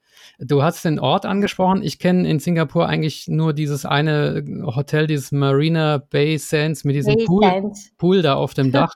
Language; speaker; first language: German; native; German